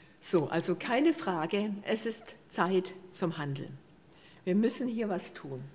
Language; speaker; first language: German; native; German